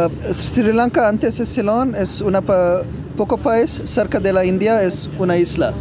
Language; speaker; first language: Spanish; non-native, learner; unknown